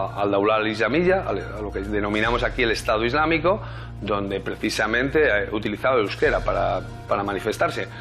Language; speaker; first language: Spanish; native; Spanish